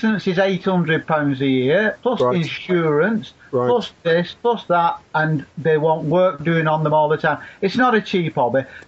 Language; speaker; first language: English; native; English